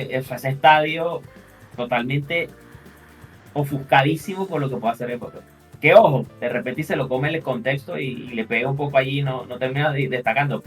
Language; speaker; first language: Spanish; native; Spanish